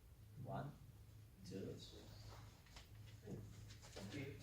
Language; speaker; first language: English; non-native, learner; Vietnamese